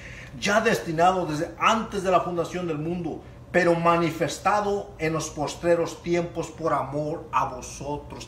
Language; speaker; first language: Spanish; native; Spanish